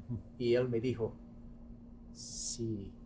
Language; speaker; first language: Spanish; non-native, fluent; English